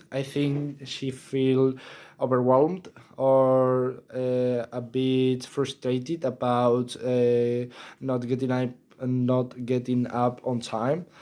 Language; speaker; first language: English; non-native, learner; Spanish